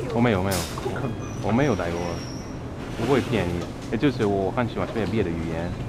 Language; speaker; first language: Chinese; non-native, fluent; English